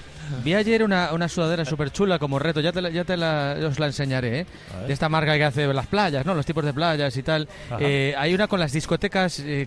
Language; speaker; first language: Spanish; native; Spanish